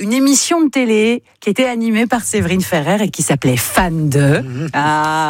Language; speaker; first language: French; native; French